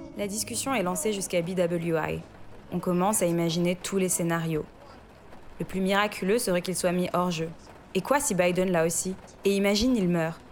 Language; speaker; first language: French; native; French